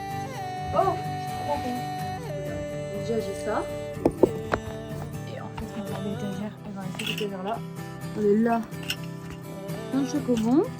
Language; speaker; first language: French; native; French